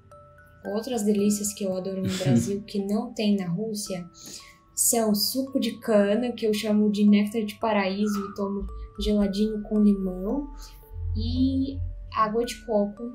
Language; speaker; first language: Portuguese; non-native, fluent; Russian